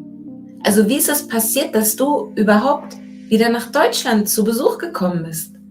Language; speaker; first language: German; early bilingual, other home language; Turkish